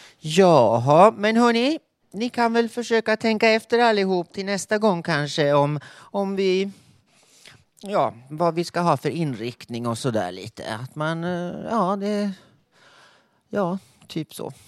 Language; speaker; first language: Swedish; native; Swedish